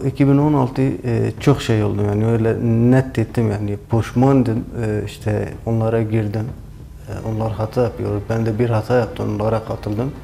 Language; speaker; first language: Turkish; non-native, learner; Kurdish